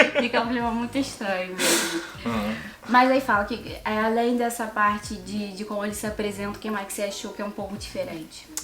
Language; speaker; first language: Portuguese; native; Portuguese